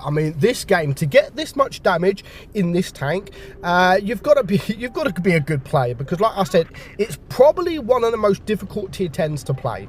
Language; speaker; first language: English; native; English